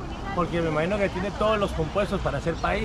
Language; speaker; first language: Spanish; native; Spanish